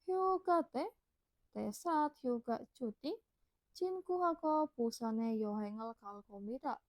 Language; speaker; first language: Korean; non-native, fluent; Indonesian